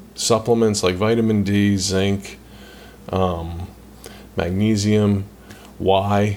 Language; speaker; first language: English; native; English